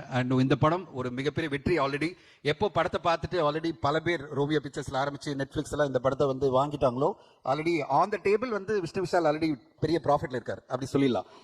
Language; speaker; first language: Tamil; native; Tamil